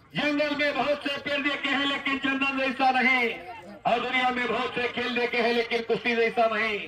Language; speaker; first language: Hindi; non-native, local second language; Marathi